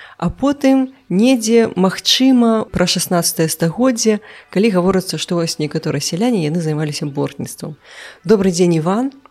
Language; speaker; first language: Belarusian; non-native, local second language; Russian